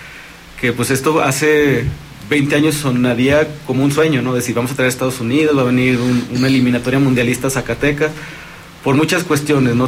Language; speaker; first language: Spanish; native; Spanish